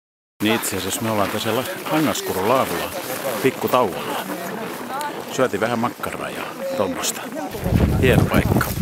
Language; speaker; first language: Finnish; native; Finnish